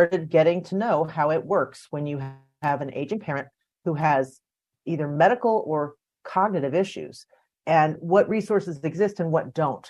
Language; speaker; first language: English; native; English